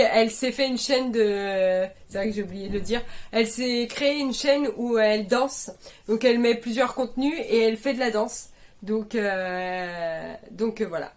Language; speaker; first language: French; native; French